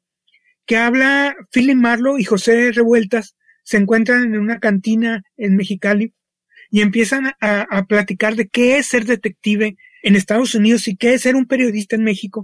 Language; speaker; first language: Spanish; native; Spanish